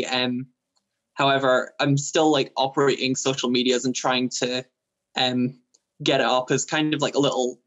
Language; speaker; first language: English; native; English